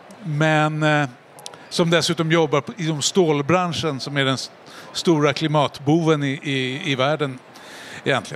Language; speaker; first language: Swedish; native; Swedish